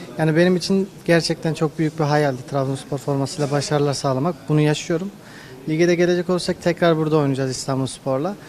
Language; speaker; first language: Turkish; native; Turkish